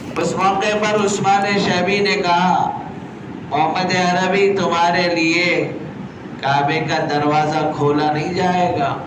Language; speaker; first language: Urdu; native; Urdu